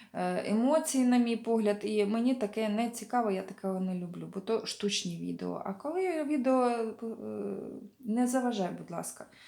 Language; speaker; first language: Ukrainian; non-native, local second language; Russian